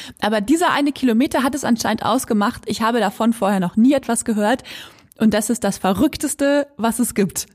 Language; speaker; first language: German; native; German